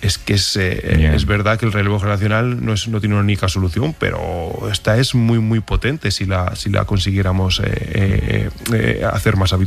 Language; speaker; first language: Spanish; native; Spanish